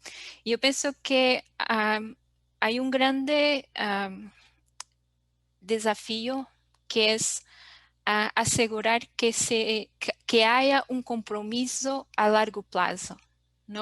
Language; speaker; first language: Spanish; non-native, fluent; Portuguese